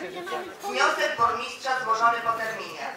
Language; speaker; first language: Polish; native; Polish